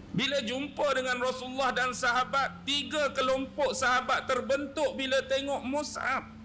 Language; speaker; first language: Malay; native; Malay